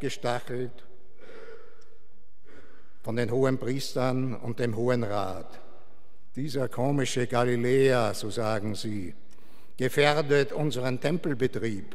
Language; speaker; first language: German; native; German